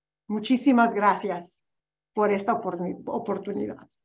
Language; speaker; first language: Spanish; early bilingual, heritage; Spanish